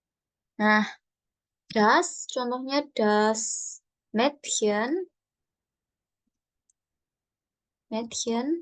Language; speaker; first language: German; non-native, fluent; Indonesian